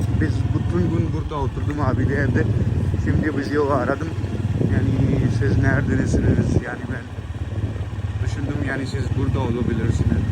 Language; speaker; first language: Turkish; non-native, learner; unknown